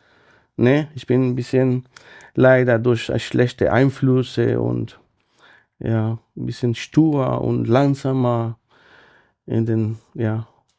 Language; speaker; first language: German; non-native, fluent; Spanish